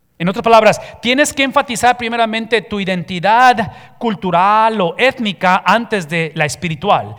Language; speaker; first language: Spanish; early bilingual, heritage; Spanish